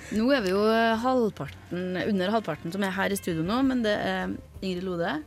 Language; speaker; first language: Norwegian; native; Norwegian